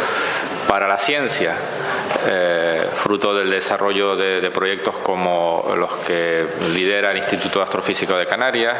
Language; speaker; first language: Spanish; native; Spanish